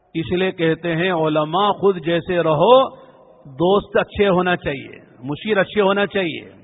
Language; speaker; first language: Urdu; native; Urdu